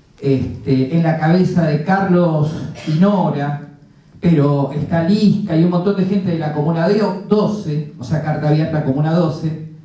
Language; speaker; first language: Spanish; native; Spanish